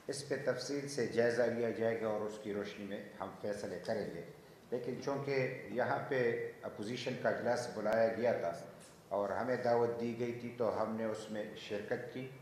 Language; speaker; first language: Urdu; non-native, local second language; Pashto